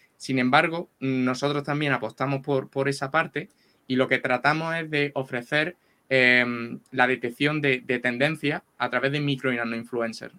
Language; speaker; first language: Spanish; native; Spanish